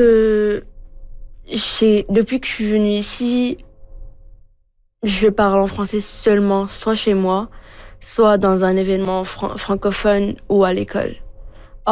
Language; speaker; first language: French; non-native, local second language; Arabic